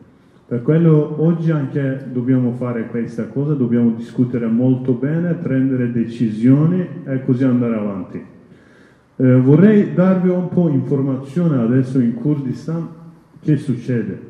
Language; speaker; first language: Italian; non-native, learner; Kurdish